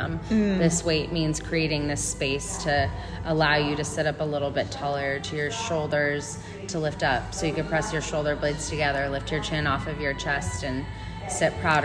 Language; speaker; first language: English; native; English